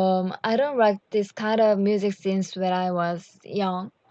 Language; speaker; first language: English; non-native, learner; Korean